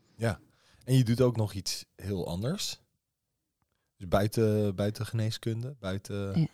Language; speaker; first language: Dutch; early bilingual, other home language; Persian